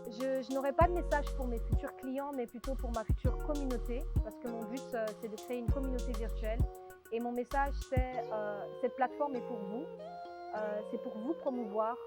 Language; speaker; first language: French; native; French